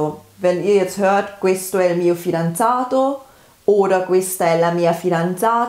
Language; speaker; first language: Italian; non-native, fluent; German